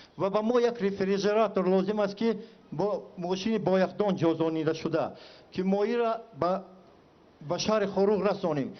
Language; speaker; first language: Tajik; non-native, local second language; Shughni